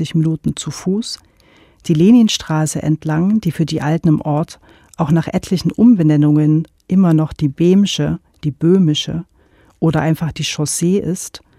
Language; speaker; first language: German; native; German